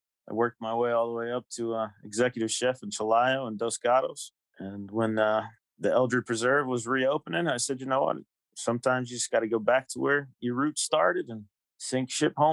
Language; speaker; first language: English; native; English